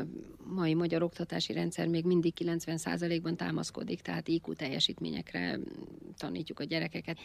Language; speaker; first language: Hungarian; native; Hungarian